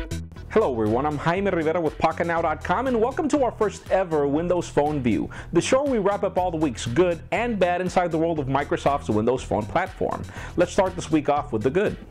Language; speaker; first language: English; non-native, local second language; Spanish